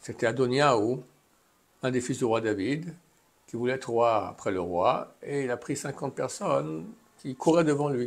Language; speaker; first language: French; native; French